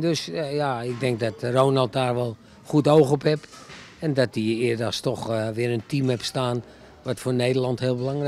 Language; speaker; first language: Dutch; native; Dutch